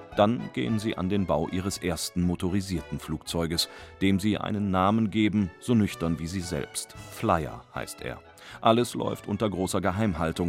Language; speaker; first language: German; native; German